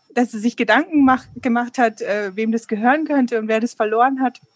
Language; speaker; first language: German; non-native, fluent; Polish